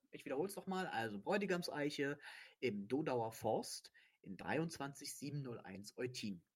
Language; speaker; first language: German; native; German